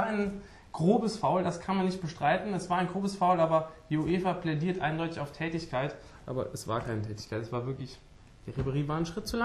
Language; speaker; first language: German; native; German